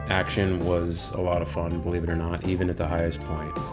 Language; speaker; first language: English; native; English